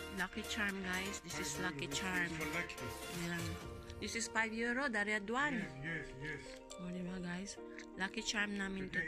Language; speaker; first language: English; non-native, local second language; Filipino